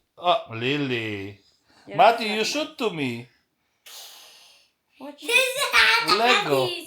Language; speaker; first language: English; non-native, learner; Polish